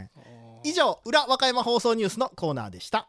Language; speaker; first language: Japanese; native; Japanese